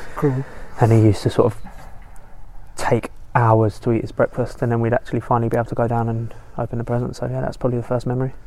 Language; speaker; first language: English; native; English